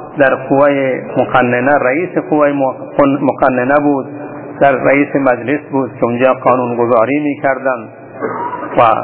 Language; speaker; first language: Persian; non-native, local second language; Baluchi